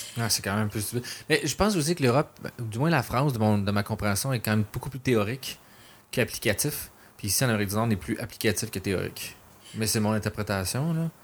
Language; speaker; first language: French; native; French